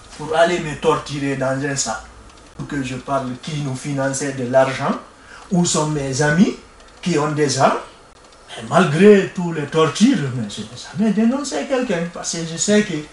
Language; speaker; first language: French; non-native, local second language; Fula